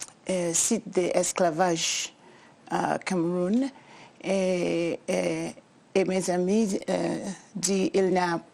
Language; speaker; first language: French; non-native, learner; English